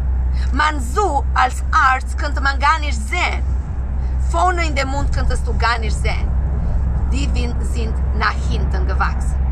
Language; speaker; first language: German; non-native, learner; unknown